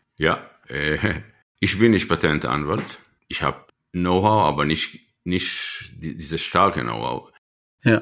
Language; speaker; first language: German; non-native, fluent; Hebrew